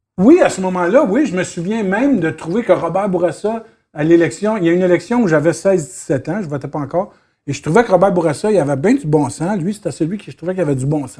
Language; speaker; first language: French; native; French